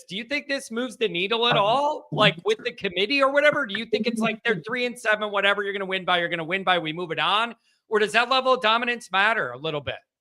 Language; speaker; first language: English; native; English